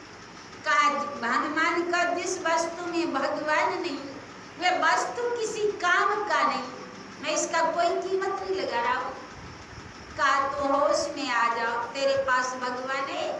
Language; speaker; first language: Hindi; native; Hindi